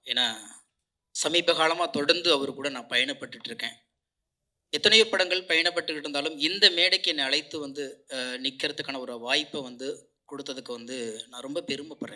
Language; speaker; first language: Tamil; native; Tamil